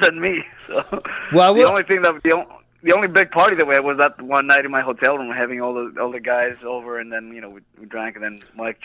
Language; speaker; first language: English; non-native, fluent; Greek